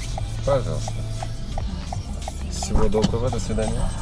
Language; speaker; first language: Russian; non-native, local second language; Kyrgyz